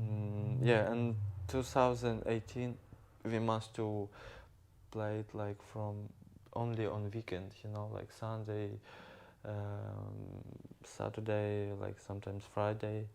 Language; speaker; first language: English; non-native, learner; Ukrainian